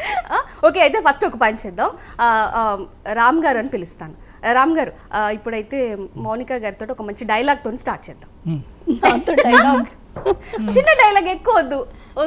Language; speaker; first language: Telugu; native; Telugu